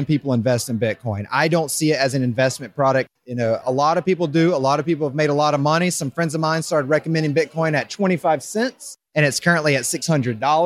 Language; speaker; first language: English; native; English